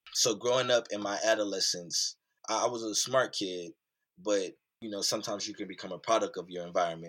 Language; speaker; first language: English; native; English